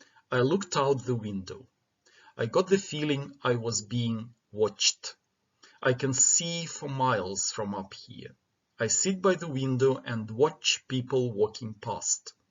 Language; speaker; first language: English; non-native, fluent; Ukrainian